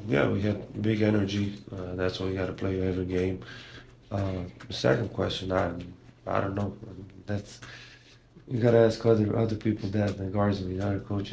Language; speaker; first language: English; non-native, fluent; Slovenian